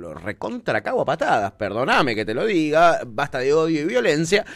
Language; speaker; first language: Spanish; native; Spanish